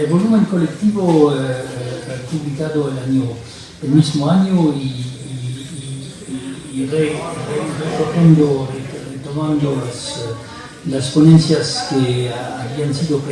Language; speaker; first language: Spanish; non-native, fluent; French